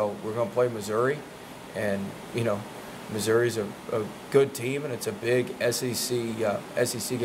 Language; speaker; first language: English; native; English